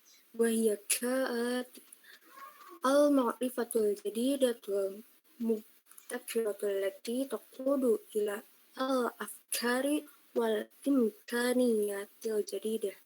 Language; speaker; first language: Arabic; non-native, learner; Indonesian